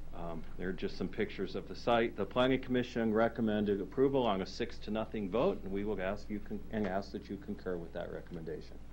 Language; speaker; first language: English; native; English